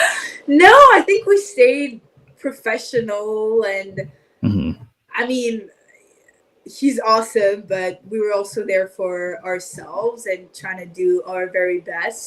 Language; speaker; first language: English; non-native, fluent; French